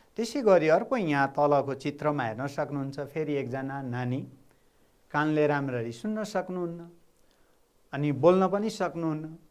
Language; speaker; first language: Nepali; non-native, local second language; Bhojpuri